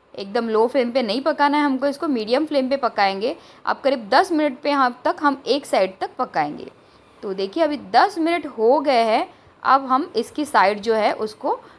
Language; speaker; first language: Hindi; non-native, local second language; Marathi